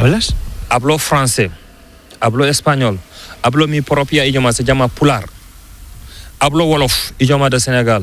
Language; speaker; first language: Spanish; non-native, learner; Fula